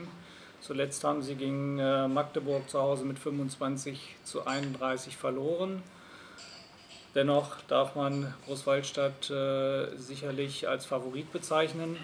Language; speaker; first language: German; native; German